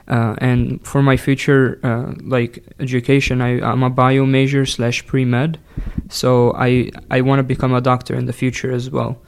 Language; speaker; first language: English; non-native, fluent; Arabic